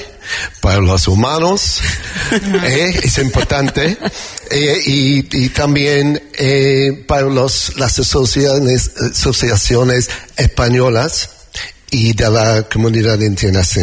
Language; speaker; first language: Spanish; non-native, learner; English